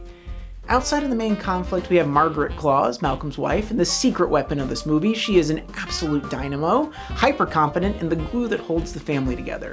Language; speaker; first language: English; native; English